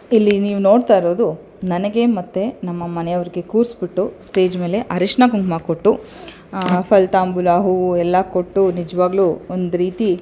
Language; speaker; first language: Kannada; native; Kannada